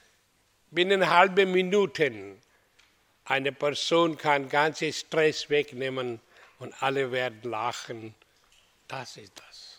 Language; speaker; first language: German; non-native, fluent; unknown